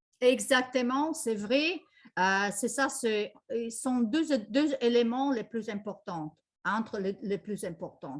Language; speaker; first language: French; non-native, fluent; Italian